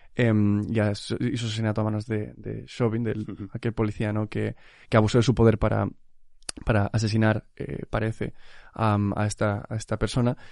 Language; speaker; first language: Spanish; native; Spanish